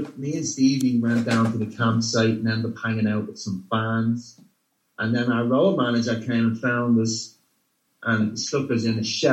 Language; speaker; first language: English; native; English